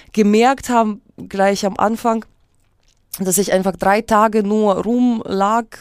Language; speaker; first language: German; non-native, fluent; Russian